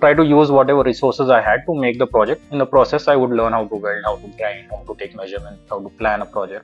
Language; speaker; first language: English; non-native, local second language; Urdu